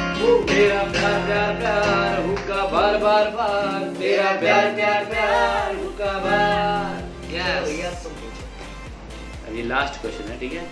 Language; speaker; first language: Hindi; non-native, local second language; Punjabi